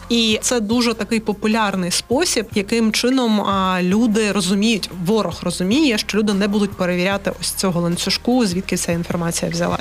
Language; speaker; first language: Ukrainian; native; Ukrainian